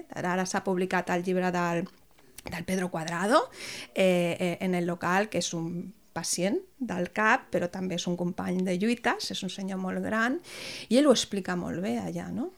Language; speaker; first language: Catalan; non-native, local second language; Spanish